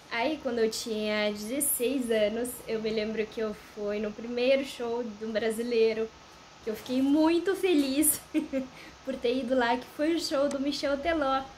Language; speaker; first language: Portuguese; non-native, fluent; Romanian